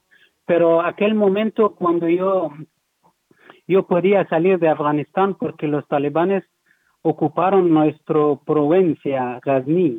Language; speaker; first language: Spanish; non-native, learner; Persian